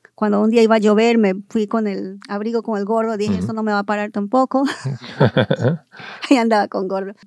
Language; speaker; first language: Spanish; early bilingual, heritage; Spanish